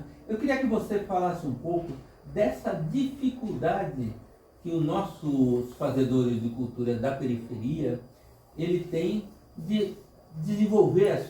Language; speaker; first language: Portuguese; native; Portuguese